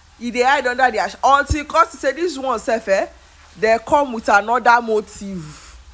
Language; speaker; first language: Nigerian Pidgin; non-native, local second language; Yoruba